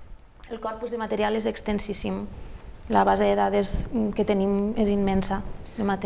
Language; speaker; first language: Catalan; native; Catalan